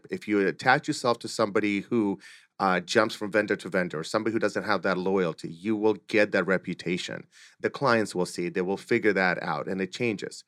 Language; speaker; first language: English; early bilingual, other home language; Russian